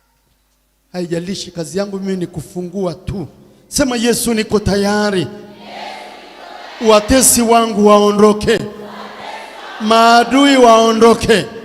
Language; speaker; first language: Swahili; native; Swahili